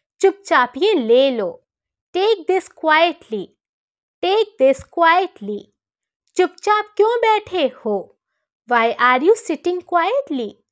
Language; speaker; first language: Hindi; native; Hindi